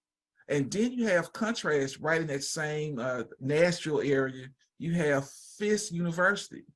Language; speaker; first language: English; native; English